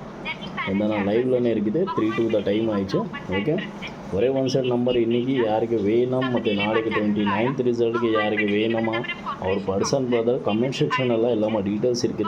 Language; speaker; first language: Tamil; non-native, local second language; Kannada